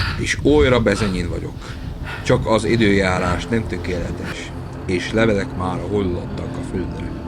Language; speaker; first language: Hungarian; non-native, learner; Czech